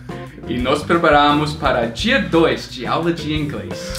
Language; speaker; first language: Portuguese; non-native, fluent; English